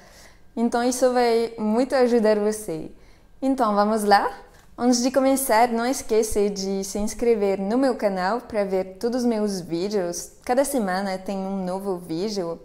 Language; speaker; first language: Portuguese; non-native, fluent; French